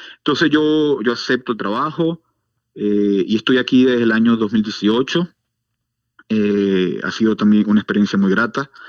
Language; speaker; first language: Spanish; native; Spanish